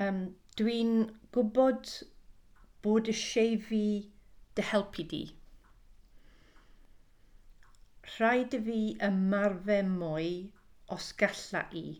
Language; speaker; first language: Welsh; non-native, learner; English